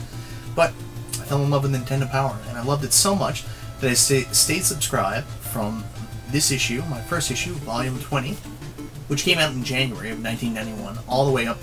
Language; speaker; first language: English; native; English